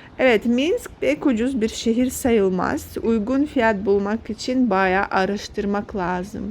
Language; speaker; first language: Turkish; non-native, fluent; Russian